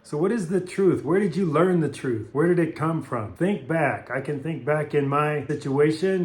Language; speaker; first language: English; native; English